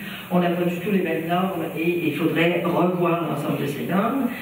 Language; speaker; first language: French; native; French